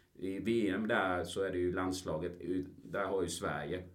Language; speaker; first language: Swedish; early bilingual, other home language; Spanish